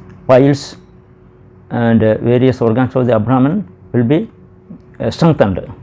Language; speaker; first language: English; non-native, local second language; Malayalam